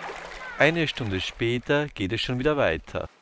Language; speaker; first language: German; native; German